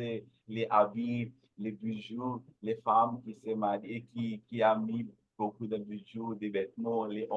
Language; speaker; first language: French; non-native, learner; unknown